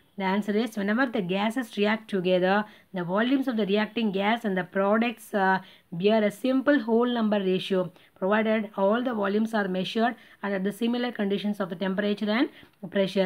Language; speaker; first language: English; non-native, local second language; Tamil